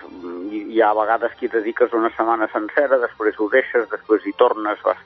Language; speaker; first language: Catalan; native; Catalan